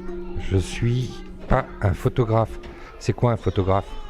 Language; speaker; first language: French; native; French